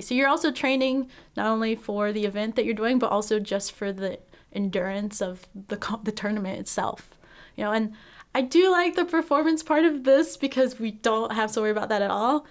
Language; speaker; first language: English; native; English